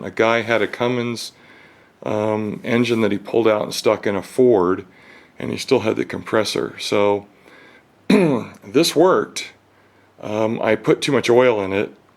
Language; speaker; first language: English; native; English